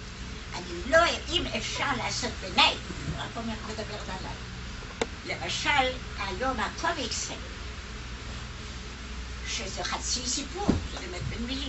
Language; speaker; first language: Hebrew; non-native, fluent; German